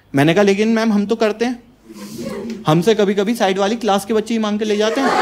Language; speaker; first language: Hindi; native; Hindi